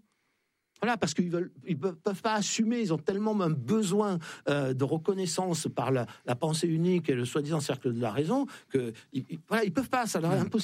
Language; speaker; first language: French; native; French